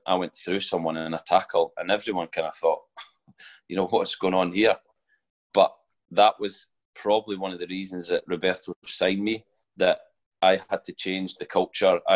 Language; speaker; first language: English; native; English